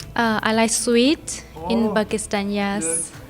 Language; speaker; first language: English; non-native, learner; Chinese